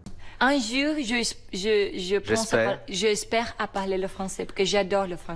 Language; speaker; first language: French; non-native, learner; Portuguese